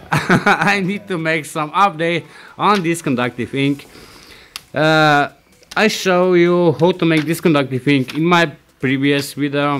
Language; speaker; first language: English; non-native, learner; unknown